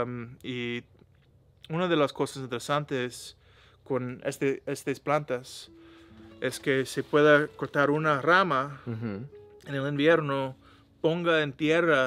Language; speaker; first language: Spanish; non-native, learner; English